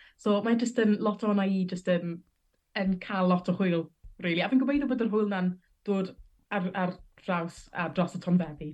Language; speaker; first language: Welsh; native; Welsh